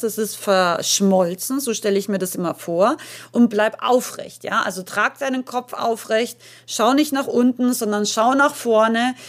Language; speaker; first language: German; native; German